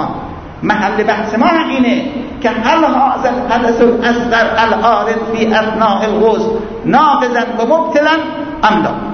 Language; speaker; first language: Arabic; non-native, fluent; Persian